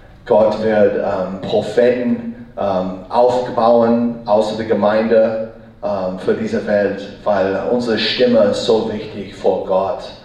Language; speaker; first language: German; non-native, learner; English